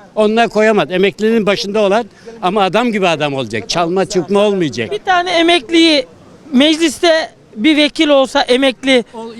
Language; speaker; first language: Turkish; native; Turkish